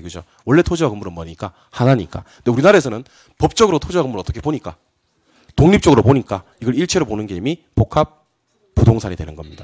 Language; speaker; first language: Korean; native; Korean